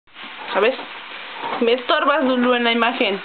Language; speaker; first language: Spanish; native; Spanish